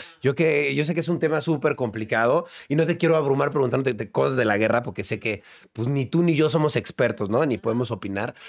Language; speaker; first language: Spanish; native; Spanish